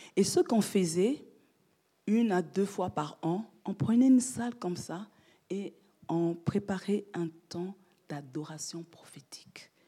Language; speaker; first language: French; native; French